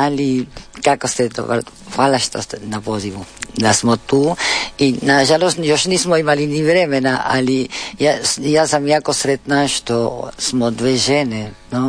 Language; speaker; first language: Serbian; early bilingual, heritage; Spanish